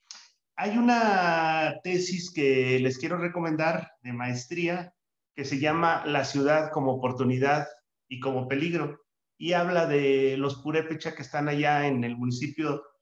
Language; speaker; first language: Spanish; native; Spanish